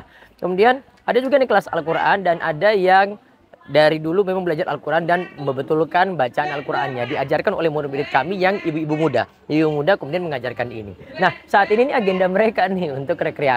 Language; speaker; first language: Indonesian; native; Indonesian